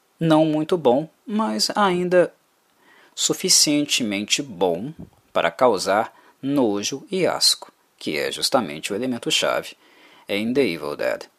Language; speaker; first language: Portuguese; native; Portuguese